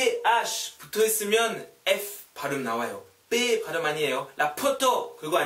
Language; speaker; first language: Korean; non-native, fluent; French